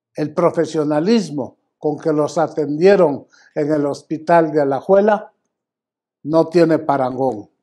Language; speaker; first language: Spanish; native; Spanish